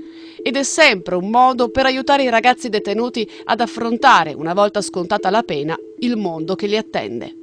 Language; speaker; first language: Italian; native; Italian